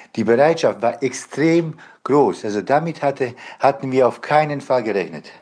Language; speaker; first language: German; non-native, fluent; Bosnian